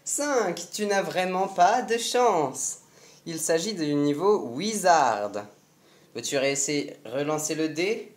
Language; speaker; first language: French; native; French